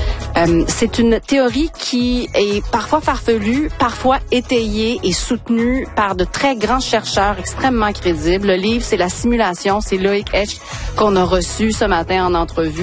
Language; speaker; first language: French; native; French